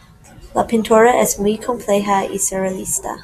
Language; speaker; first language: Spanish; non-native, learner; English